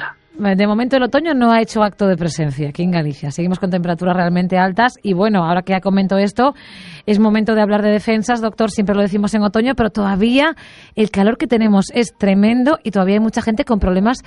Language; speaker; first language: Spanish; native; Spanish